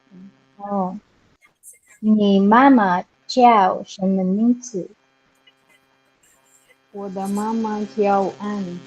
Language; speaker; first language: Chinese; non-native, learner; Filipino